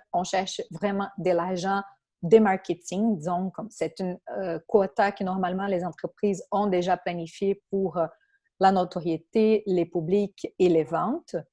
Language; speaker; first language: French; non-native, fluent; Portuguese